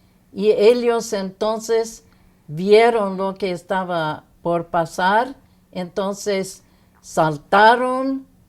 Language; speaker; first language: Spanish; non-native, fluent; English